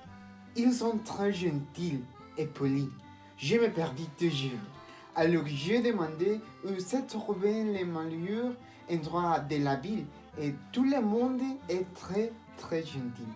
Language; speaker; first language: French; non-native, learner; Spanish